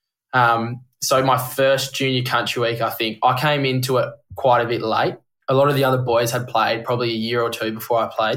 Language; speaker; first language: English; native; English